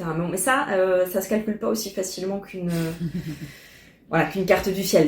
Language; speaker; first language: French; native; French